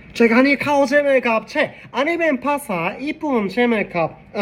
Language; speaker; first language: Thai; non-native, learner; Japanese